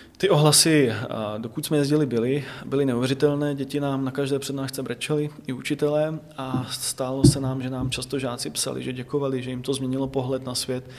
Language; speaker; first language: Czech; native; Czech